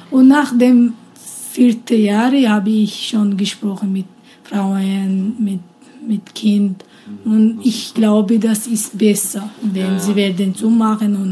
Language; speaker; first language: German; non-native, learner; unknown